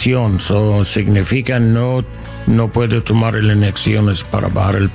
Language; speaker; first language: Spanish; non-native, learner; English